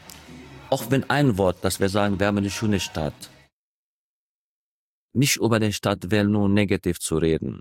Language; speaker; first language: German; non-native, fluent; Arabic